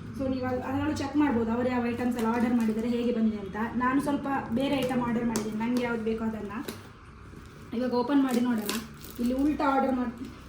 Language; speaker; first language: Kannada; non-native, local second language; Tulu